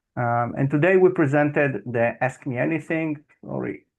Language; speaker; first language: English; non-native, fluent; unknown